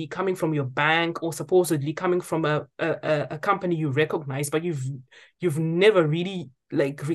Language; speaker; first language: English; non-native, local second language; Shona